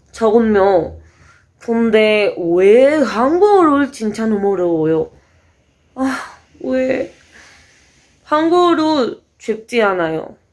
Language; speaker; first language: Korean; non-native, learner; Spanish